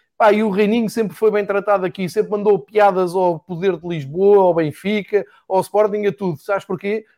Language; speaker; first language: Portuguese; native; Portuguese